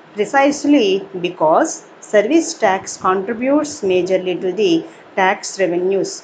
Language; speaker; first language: English; non-native, local second language; Telugu